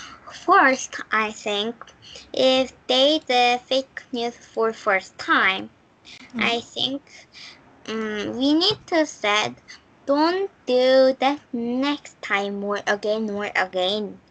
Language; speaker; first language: English; non-native, learner; Korean